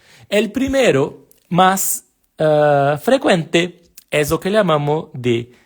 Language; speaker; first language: Spanish; non-native, fluent; Portuguese